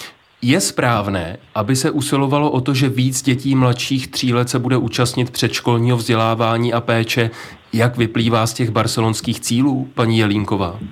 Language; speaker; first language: Czech; native; Czech